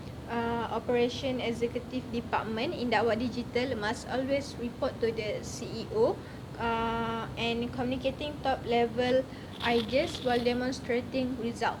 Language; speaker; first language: English; non-native, learner; Malay